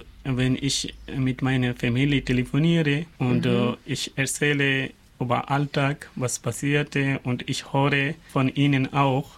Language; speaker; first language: German; non-native, learner; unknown